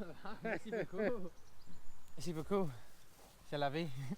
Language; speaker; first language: French; non-native, learner; English